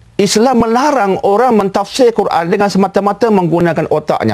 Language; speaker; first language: Malay; native; Malay